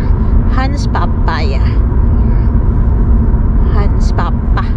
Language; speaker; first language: Swedish; non-native, learner; Filipino